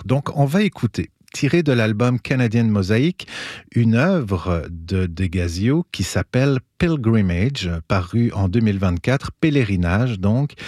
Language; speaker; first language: French; native; French